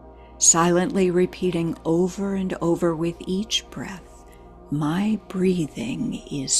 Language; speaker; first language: English; native; English